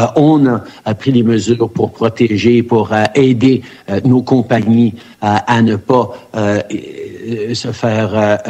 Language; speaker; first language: French; early bilingual, heritage; French